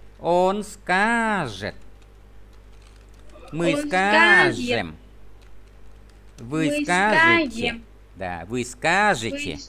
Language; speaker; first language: Russian; non-native, fluent; Vietnamese